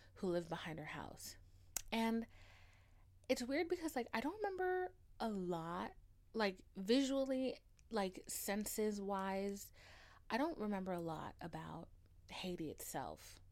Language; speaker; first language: English; early bilingual, other home language; Haitian Creole